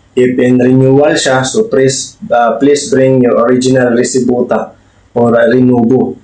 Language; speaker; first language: Filipino; native; Filipino